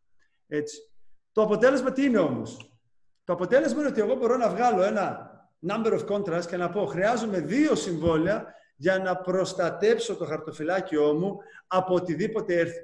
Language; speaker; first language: Greek; native; Greek